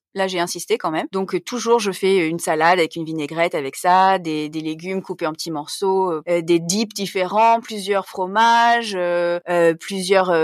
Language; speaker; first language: French; native; French